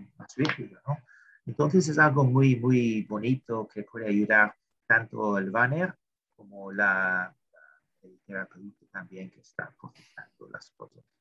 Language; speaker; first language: Spanish; non-native, fluent; English